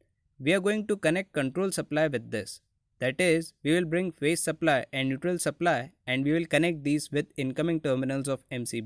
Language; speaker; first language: English; non-native, local second language; Hindi